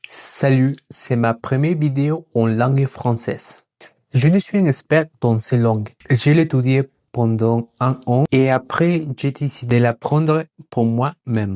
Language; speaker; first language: French; non-native, learner; Spanish